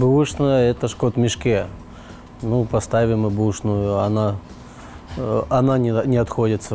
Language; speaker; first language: Russian; native; Russian